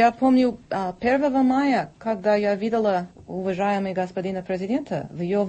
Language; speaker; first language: Russian; non-native, fluent; English